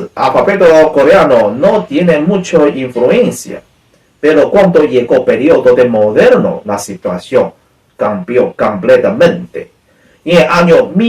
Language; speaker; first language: Spanish; non-native, learner; Chinese